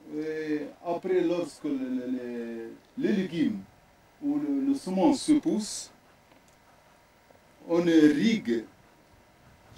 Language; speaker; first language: French; non-native, local second language; Arabic